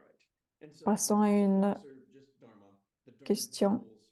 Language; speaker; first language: French; non-native, fluent; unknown